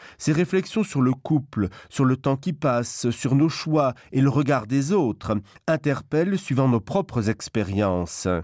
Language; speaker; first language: French; non-native, local second language; Luxembourgish